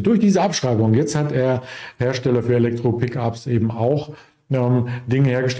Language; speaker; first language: German; native; German